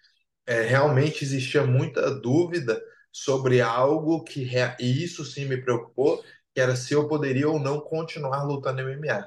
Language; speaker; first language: Portuguese; native; Portuguese